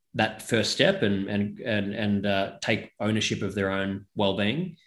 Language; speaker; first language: English; native; English